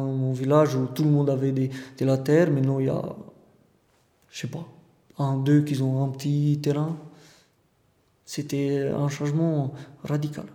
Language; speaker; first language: French; non-native, fluent; Romanian